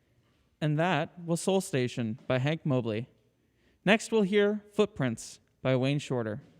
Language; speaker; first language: English; native; English